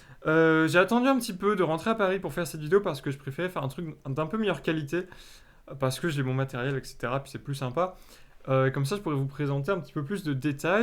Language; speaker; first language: French; native; French